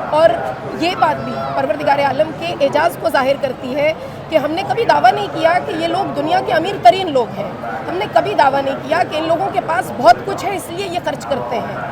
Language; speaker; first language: Urdu; native; Urdu